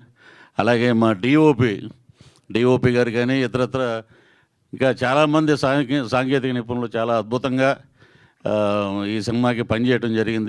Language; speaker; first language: Telugu; native; Telugu